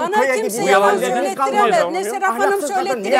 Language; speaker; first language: Turkish; native; Turkish